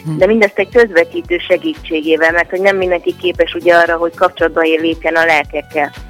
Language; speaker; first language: Hungarian; native; Hungarian